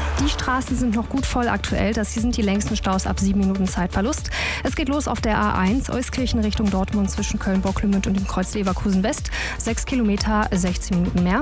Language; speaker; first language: German; native; German